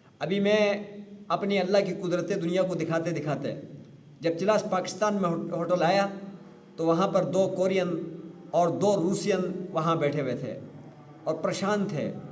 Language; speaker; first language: Urdu; non-native, local second language; Sicilian